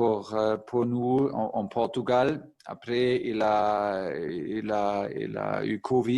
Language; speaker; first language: French; non-native, fluent; German